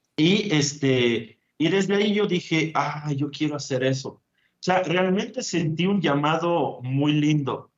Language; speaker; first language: Spanish; non-native, fluent; Italian